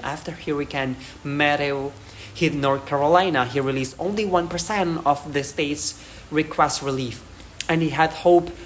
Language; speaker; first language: English; non-native, learner; Indonesian